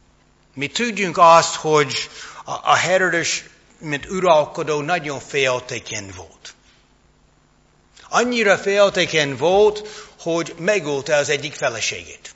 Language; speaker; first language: Hungarian; non-native, fluent; English